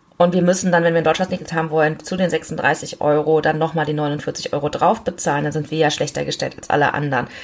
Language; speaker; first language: German; early bilingual, other home language; Korean